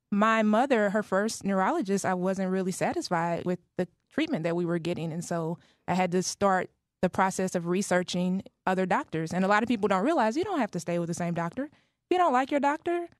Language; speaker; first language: English; native; English